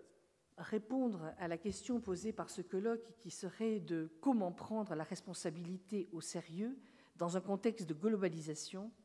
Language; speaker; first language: French; native; French